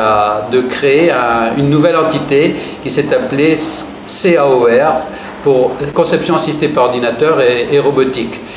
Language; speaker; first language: French; native; French